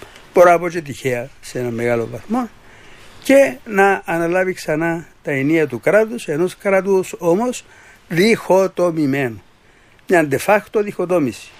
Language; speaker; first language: Greek; native; Greek